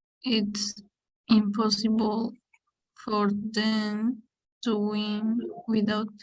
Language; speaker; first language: English; non-native, learner; Spanish